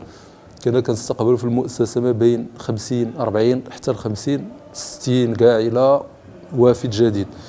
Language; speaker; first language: Arabic; native; Arabic